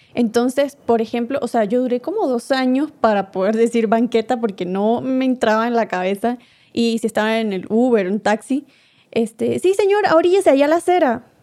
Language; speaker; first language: Spanish; native; Spanish